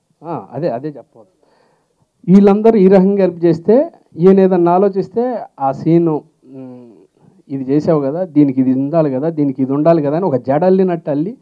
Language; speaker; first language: Telugu; native; Telugu